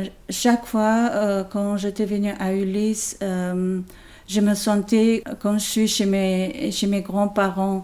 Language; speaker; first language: French; non-native, learner; Chechen